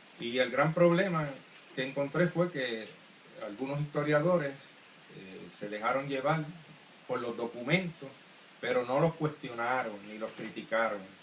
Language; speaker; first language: Spanish; native; Spanish